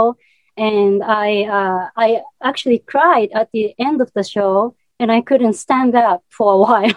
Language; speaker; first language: English; non-native, fluent; Japanese